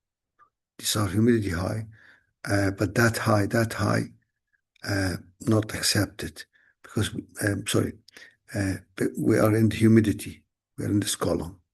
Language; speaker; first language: English; non-native, fluent; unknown